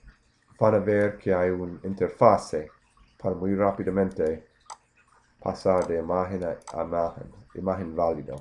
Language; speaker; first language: Spanish; non-native, fluent; English